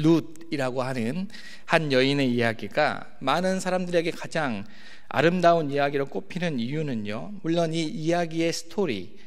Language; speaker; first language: Korean; native; Korean